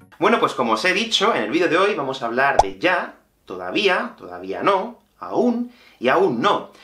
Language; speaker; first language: Spanish; native; Spanish